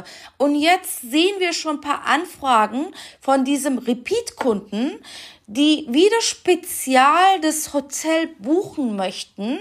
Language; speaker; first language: German; non-native, fluent; Turkish